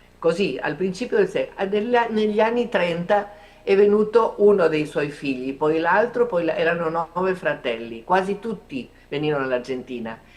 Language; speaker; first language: Italian; early bilingual, heritage; Italian